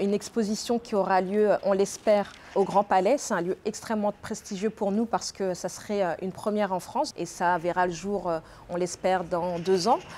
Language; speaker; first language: French; native; French